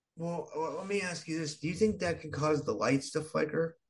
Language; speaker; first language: English; early bilingual, other home language; Arabic